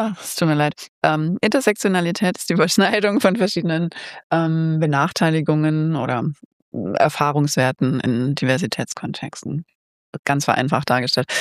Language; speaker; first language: German; native; German